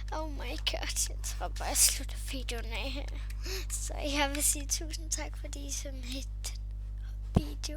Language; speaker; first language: Danish; native; Danish